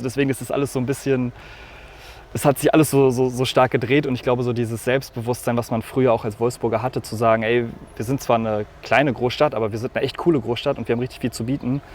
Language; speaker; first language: German; native; German